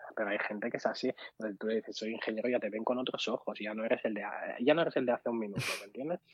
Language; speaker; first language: Spanish; early bilingual, other home language; Arabic